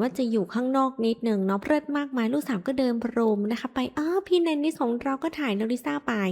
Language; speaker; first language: Thai; native; Thai